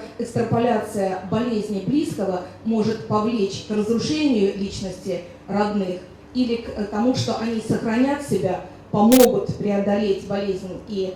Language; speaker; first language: Russian; native; Russian